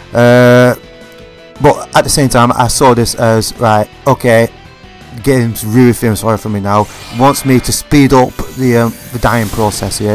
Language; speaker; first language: English; native; English